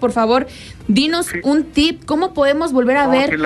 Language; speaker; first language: Spanish; native; Spanish